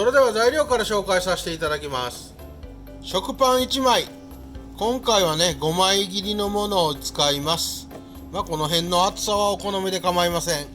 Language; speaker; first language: Japanese; native; Japanese